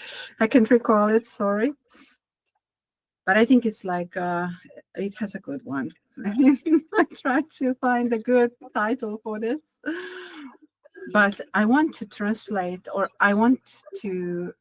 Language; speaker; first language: English; non-native, learner; Hungarian